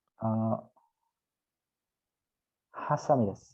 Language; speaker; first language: Japanese; non-native, learner; Indonesian